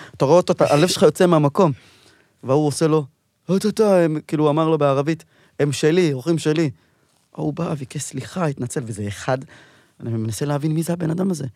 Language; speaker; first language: Hebrew; native; Hebrew